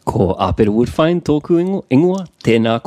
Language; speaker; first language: Māori; non-native, learner; English